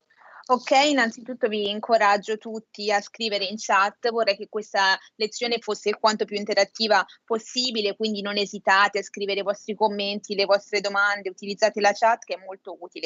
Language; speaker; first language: Italian; native; Italian